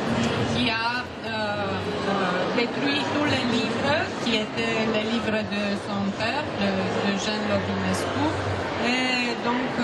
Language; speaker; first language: French; non-native, fluent; Romanian